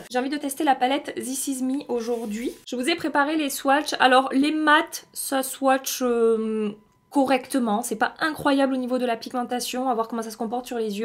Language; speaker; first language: French; native; French